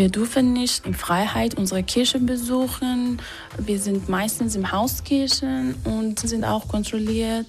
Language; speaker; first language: German; non-native, fluent; Persian